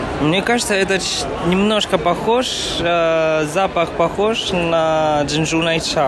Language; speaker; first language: Russian; non-native, fluent; Chinese